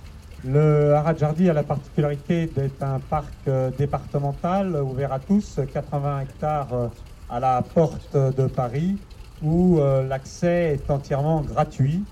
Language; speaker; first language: French; native; French